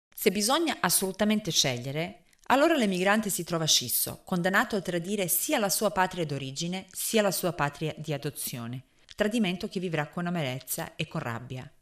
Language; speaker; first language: Italian; non-native, fluent; Serbian